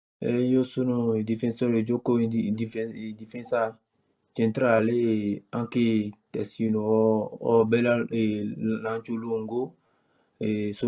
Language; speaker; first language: Italian; non-native, learner; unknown